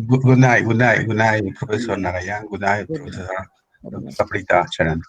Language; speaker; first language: English; non-native, fluent; Spanish